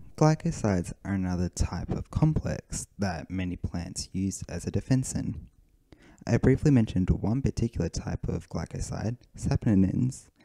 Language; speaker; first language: English; native; English